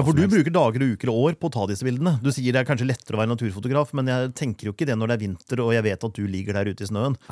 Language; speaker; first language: Norwegian; native; Norwegian